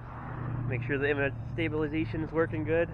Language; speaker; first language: English; native; English